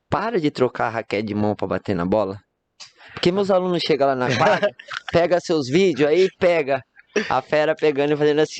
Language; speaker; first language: Portuguese; native; Portuguese